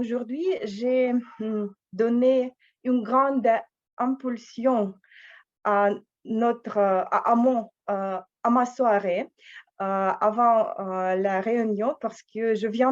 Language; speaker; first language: French; non-native, fluent; Russian